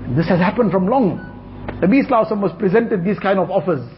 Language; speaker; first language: English; native; English